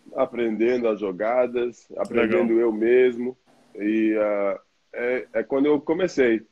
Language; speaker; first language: Portuguese; non-native, fluent; English